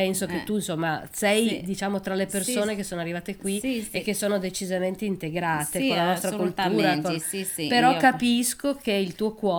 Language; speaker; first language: Italian; native; Italian